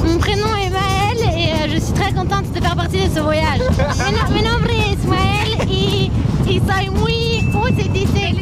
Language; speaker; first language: Spanish; non-native, learner; French